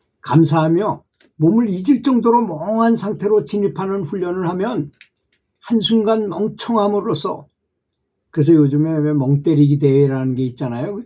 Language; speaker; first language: Korean; native; Korean